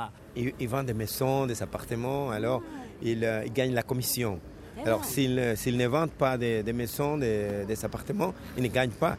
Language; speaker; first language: French; non-native, fluent; Spanish